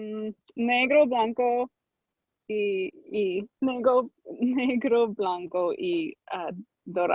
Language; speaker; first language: Spanish; non-native, learner; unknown